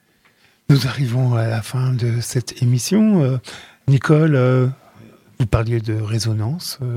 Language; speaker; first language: French; native; French